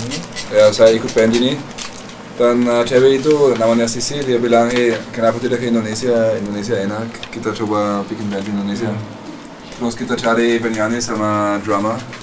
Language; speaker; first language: Indonesian; non-native, learner; German